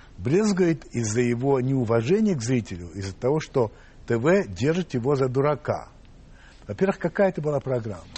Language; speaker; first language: Russian; non-native, fluent; English